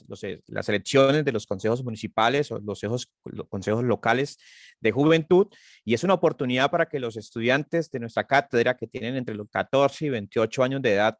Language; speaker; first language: Spanish; native; Spanish